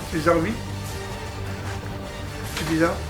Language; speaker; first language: French; native; French